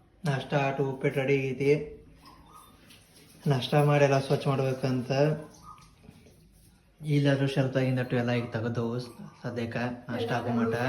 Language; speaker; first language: Kannada; native; Kannada